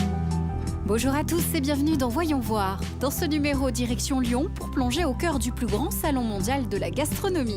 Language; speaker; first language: French; native; French